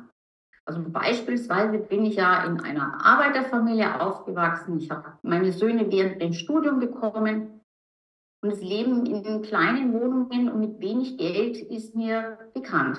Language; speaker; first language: German; native; German